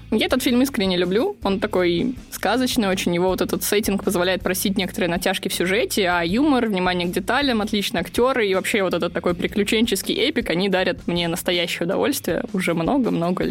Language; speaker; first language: Russian; native; Russian